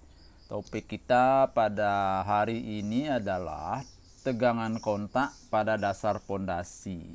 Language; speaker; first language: Indonesian; native; Indonesian